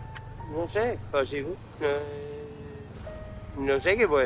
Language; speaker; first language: Spanish; non-native, learner; English